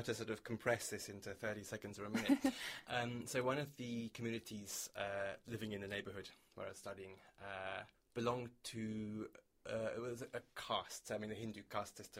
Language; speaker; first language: English; native; English